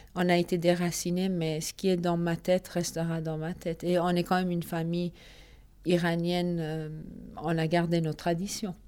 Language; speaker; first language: French; early bilingual, other home language; Persian